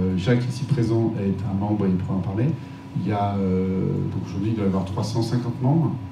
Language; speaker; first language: French; native; French